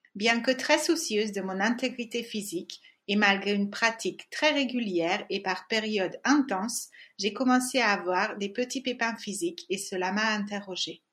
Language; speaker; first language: French; non-native, fluent; Hungarian